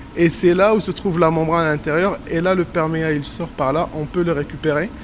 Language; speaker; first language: French; non-native, local second language; Arabic